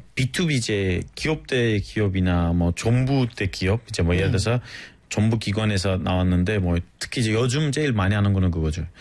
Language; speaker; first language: Korean; non-native, fluent; Azerbaijani